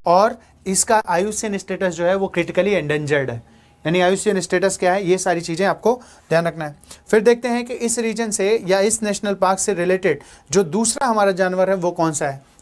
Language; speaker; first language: Hindi; native; Hindi